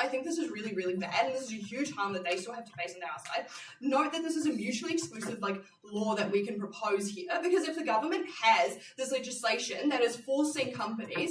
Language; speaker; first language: English; native; English